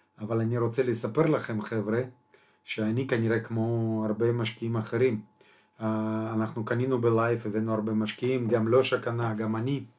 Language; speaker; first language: Hebrew; non-native, fluent; Russian